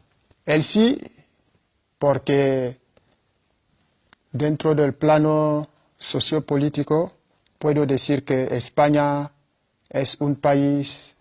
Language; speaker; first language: Spanish; non-native, fluent; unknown